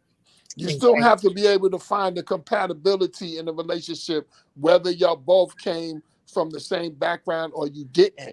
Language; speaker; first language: English; native; English